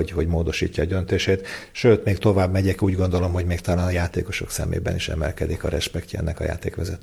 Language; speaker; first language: Hungarian; native; Hungarian